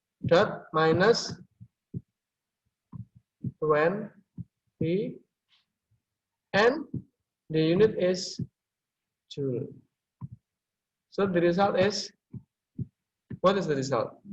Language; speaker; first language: English; non-native, learner; Indonesian